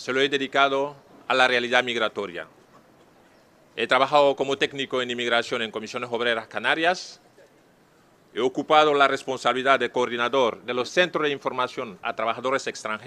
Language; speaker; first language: Spanish; non-native, fluent; Serer